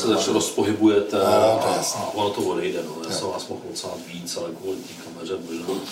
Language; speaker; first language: Czech; native; Czech